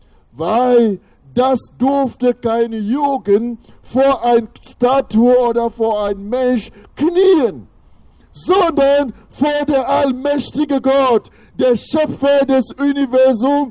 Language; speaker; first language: German; non-native, fluent; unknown